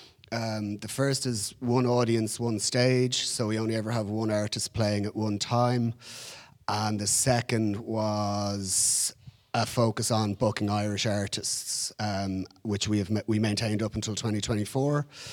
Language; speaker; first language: English; native; English